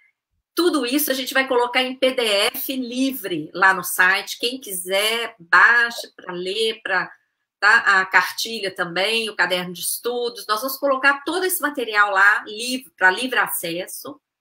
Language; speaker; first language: Portuguese; native; Portuguese